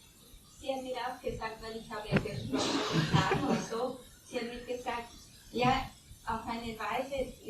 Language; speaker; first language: German; non-native, learner; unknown